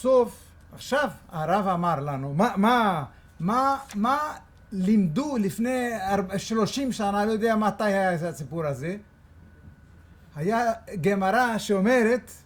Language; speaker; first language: Hebrew; non-native, fluent; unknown